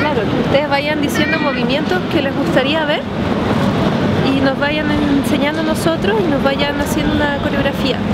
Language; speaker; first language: Spanish; native; Spanish